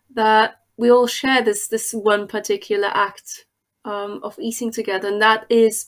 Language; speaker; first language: English; non-native, fluent; German